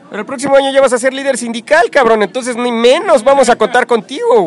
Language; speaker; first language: Spanish; native; Spanish